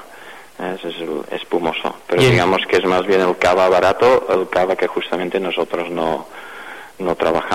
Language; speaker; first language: Spanish; non-native, fluent; Dutch